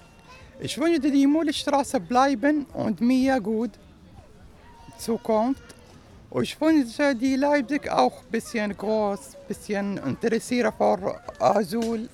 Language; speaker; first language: German; non-native, learner; Arabic